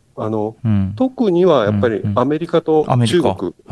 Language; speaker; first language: Japanese; native; Japanese